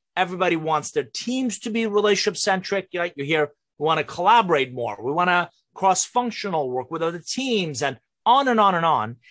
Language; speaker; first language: English; non-native, fluent; Persian